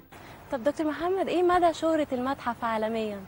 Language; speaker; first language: Arabic; native; Arabic